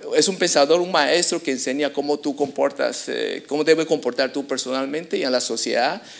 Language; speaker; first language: Spanish; early bilingual, other home language; Chinese